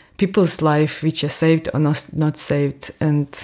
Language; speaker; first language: English; non-native, fluent; Ukrainian